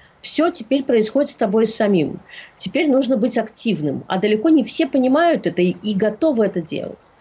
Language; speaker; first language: Russian; native; Russian